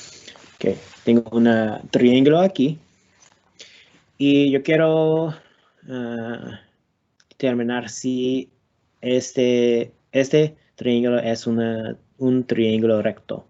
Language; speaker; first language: Spanish; non-native, learner; English